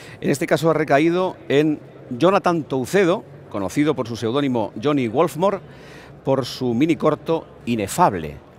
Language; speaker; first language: Spanish; native; Spanish